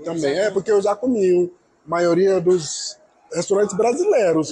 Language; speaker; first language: Portuguese; non-native, fluent; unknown